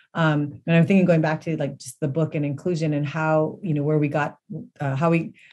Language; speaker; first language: English; native; English